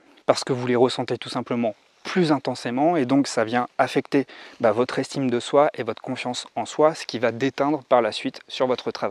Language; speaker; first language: French; native; French